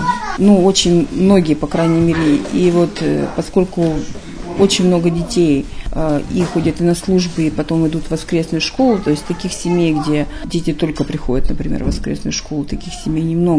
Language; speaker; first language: Russian; native; Russian